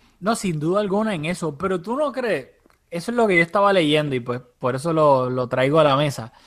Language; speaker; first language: Spanish; early bilingual, heritage; Spanish